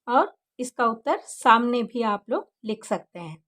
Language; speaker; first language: Hindi; non-native, local second language; Kannada